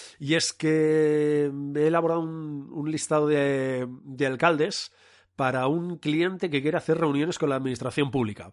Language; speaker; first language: Spanish; non-native, local second language; Catalan